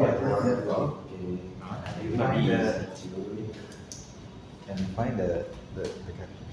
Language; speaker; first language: English; non-native, fluent; Indonesian